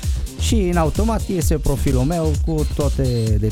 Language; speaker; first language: Romanian; non-native, fluent; Italian